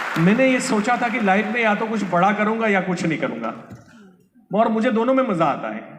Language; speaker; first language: Hindi; non-native, local second language; Gujarati